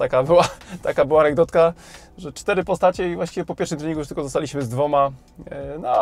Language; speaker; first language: Polish; native; Polish